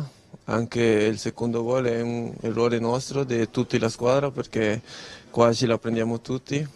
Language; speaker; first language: Italian; non-native, fluent; Spanish